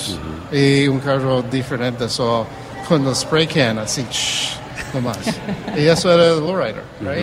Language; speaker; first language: Spanish; early bilingual, heritage; Spanish